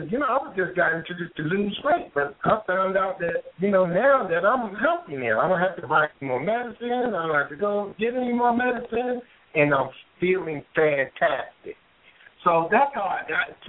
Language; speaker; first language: English; native; English